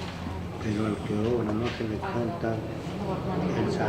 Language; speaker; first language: Spanish; native; Spanish